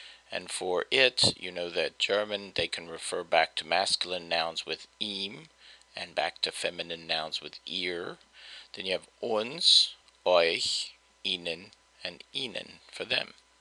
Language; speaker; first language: English; native; English